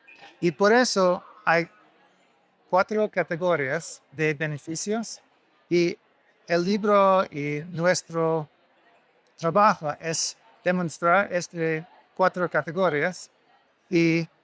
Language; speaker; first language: Spanish; non-native, learner; English